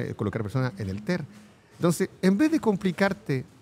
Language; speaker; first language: Spanish; non-native, fluent; French